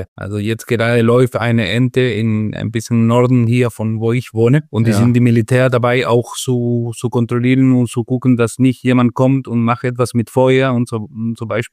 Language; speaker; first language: German; non-native, fluent; Spanish